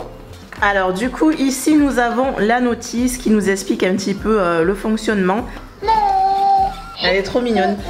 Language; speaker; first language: French; native; French